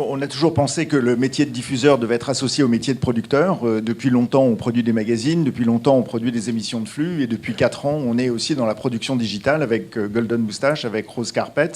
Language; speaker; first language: French; native; French